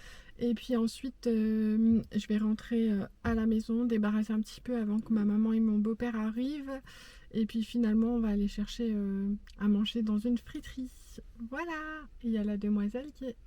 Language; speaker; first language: French; native; French